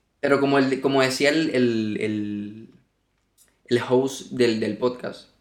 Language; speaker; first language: Spanish; native; Spanish